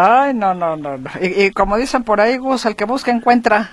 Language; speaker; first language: Spanish; native; Spanish